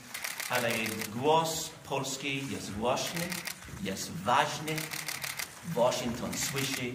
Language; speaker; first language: Polish; non-native, fluent; English